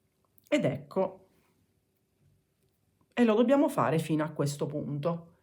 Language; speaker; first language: Italian; native; Italian